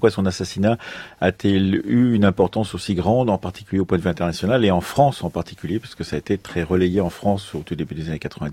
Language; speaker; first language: French; native; French